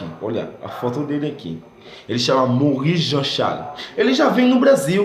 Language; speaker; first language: Portuguese; non-native, fluent; Haitian Creole